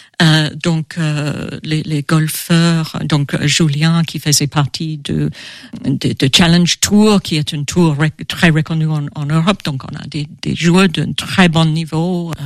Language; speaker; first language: French; non-native, fluent; English